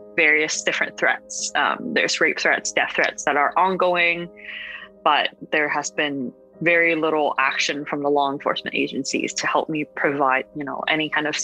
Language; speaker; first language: English; non-native, local second language; Cantonese